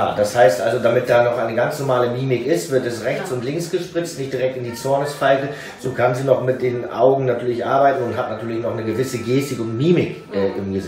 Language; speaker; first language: German; native; German